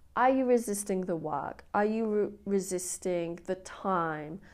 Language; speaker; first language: English; native; English